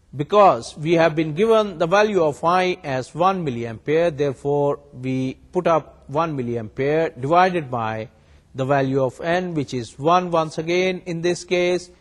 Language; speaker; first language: English; non-native, local second language; Urdu